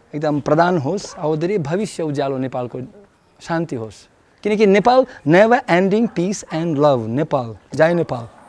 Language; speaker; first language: Nepali; non-native, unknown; Russian